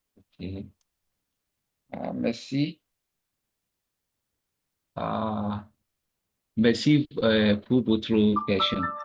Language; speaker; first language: French; non-native, learner; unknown